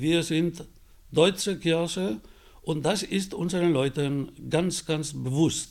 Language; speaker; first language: German; non-native, fluent; Spanish